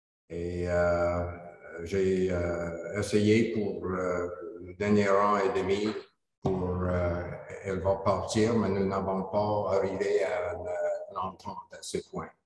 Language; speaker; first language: French; non-native, learner; English